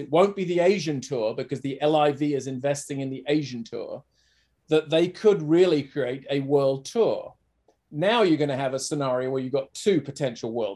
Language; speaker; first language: English; native; English